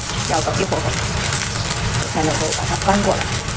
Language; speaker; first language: Chinese; native; Chinese